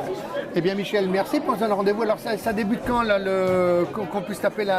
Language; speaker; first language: French; native; French